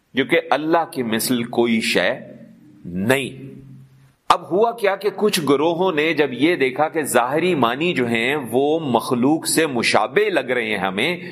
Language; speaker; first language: Urdu; non-native, local second language; Punjabi